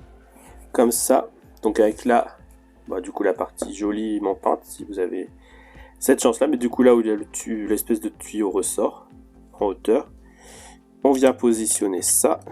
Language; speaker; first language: French; native; French